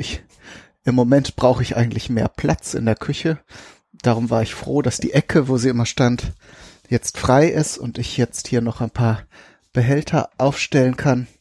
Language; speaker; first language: German; native; German